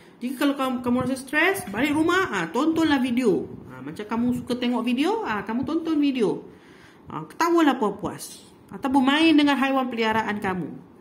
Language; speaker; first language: Malay; native; Malay